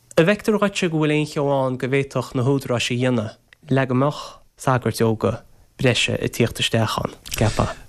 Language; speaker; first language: Irish; native; Irish